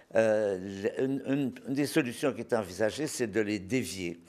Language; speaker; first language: French; native; French